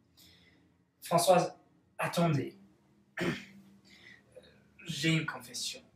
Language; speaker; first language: French; non-native, learner; English